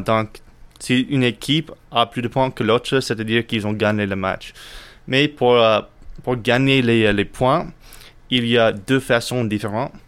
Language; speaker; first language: French; non-native, learner; English